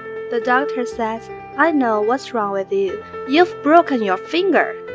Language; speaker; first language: English; non-native, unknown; Chinese